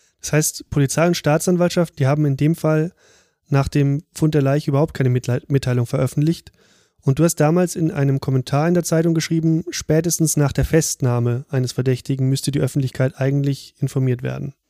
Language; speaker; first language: German; native; German